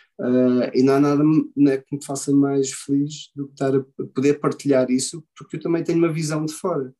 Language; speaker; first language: Portuguese; early bilingual, heritage; Portuguese